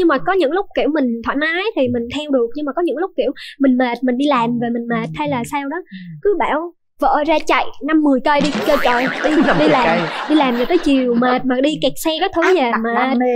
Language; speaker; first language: Vietnamese; native; Vietnamese